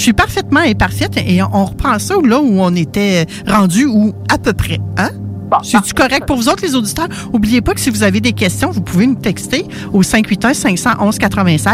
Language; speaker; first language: French; native; French